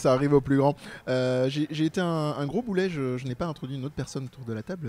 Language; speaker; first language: French; native; French